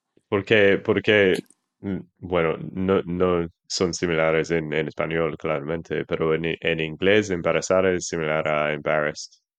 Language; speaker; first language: Spanish; non-native, learner; English